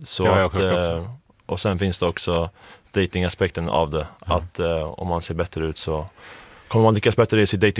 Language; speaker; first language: Swedish; native; Swedish